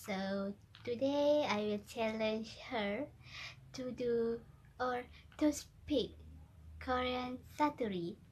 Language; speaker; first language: English; non-native, local second language; Malay